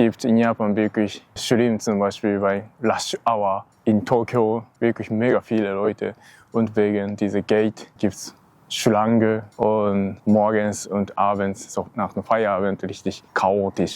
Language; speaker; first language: German; non-native, learner; Japanese